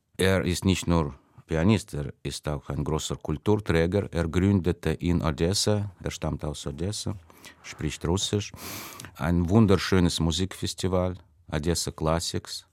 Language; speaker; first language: German; non-native, fluent; Russian